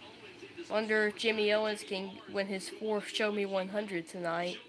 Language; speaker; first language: English; native; English